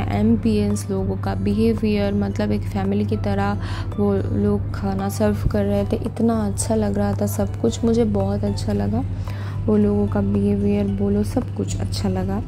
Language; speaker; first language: Hindi; non-native, local second language; Bangla